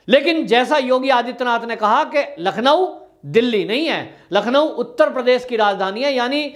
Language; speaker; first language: Hindi; native; Hindi